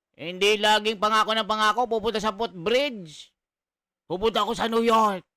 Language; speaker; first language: Filipino; native; Filipino